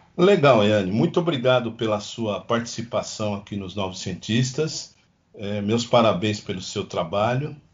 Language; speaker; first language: Portuguese; native; Portuguese